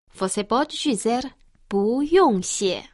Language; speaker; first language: Portuguese; non-native, fluent; Chinese